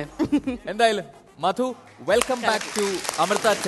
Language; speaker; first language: Malayalam; native; Malayalam